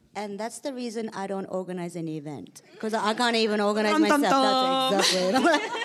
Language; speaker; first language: English; non-native, fluent; Japanese